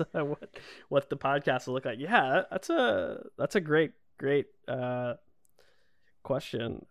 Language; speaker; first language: English; native; English